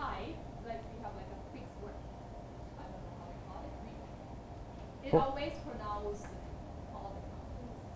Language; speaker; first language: English; non-native, learner; Thai